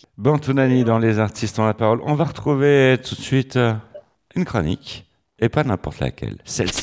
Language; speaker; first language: French; native; French